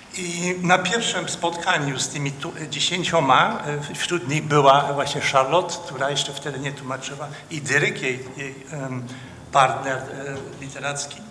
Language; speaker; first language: Polish; non-native, fluent; Dutch